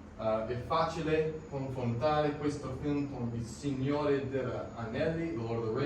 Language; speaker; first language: Italian; non-native, learner; English